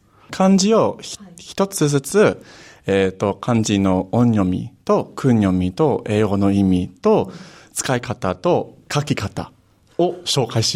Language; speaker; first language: Japanese; non-native, fluent; English